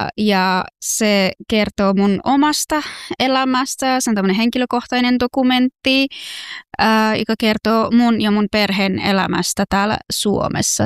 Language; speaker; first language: Finnish; non-native, fluent; Persian